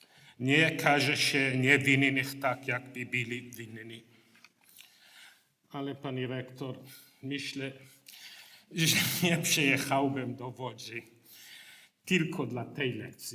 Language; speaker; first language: Polish; non-native, learner; English